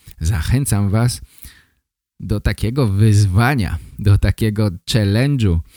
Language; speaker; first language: Polish; native; Polish